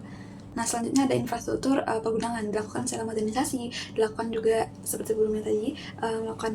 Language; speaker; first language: Indonesian; native; Indonesian